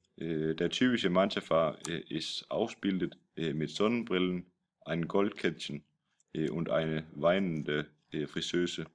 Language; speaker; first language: German; non-native, learner; Danish